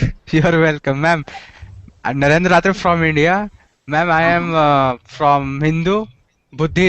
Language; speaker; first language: English; non-native, learner; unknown